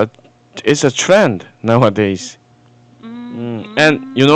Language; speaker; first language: English; non-native, fluent; Korean